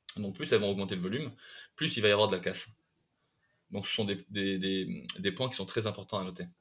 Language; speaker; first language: French; non-native, local second language; Arabic